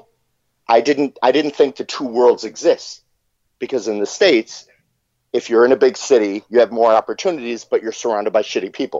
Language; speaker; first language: English; native; English